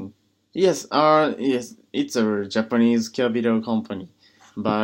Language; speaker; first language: English; non-native, learner; Japanese